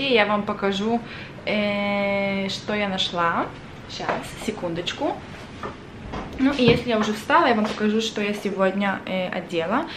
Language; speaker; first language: Russian; early bilingual, other home language; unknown